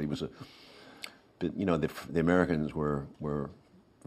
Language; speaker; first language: English; native; English